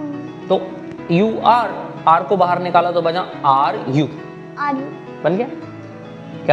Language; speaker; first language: Hindi; native; Hindi